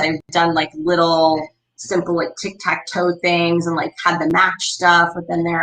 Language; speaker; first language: English; native; English